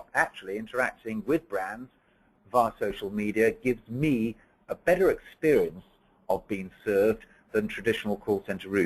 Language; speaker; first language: English; native; English